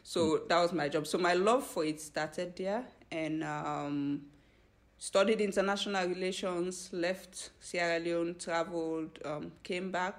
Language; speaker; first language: English; non-native, local second language; Fula